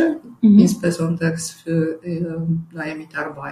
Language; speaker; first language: German; non-native, fluent; Romanian